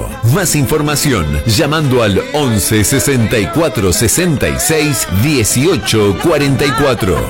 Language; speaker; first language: Spanish; native; Spanish